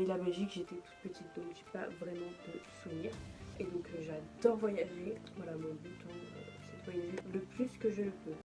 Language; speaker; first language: French; native; French